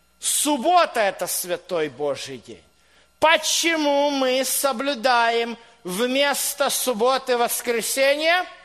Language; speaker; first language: Russian; native; Russian